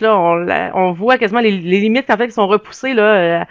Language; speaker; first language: French; native; French